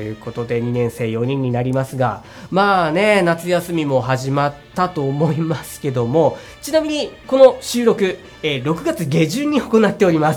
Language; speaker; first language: Japanese; native; Japanese